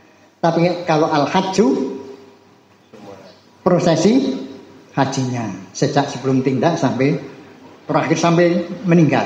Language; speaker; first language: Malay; non-native, local second language; Javanese